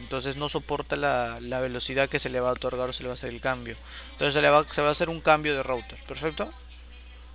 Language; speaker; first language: Spanish; native; Spanish